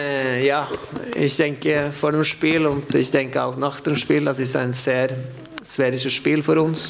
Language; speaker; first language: German; non-native, fluent; Norwegian